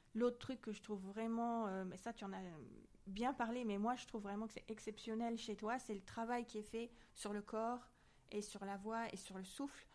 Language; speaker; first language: French; native; French